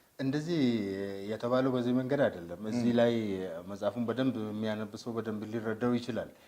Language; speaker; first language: Amharic; non-native, local second language; Oromo